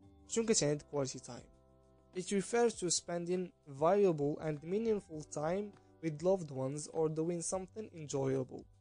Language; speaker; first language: English; non-native, fluent; Arabic